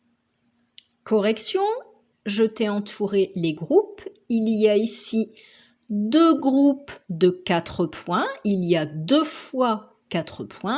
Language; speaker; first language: French; native; French